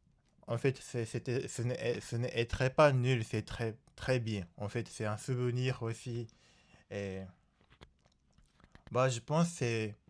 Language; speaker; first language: French; non-native, learner; Japanese